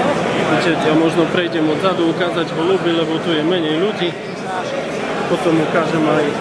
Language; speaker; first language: Polish; non-native, learner; Slovak